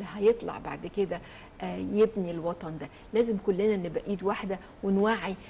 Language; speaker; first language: Arabic; native; Arabic